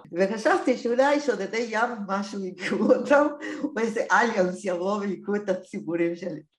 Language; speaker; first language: Hebrew; non-native, fluent; Spanish